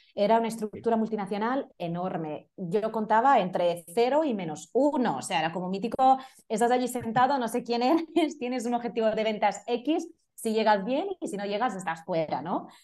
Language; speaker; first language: Spanish; non-native, fluent; Italian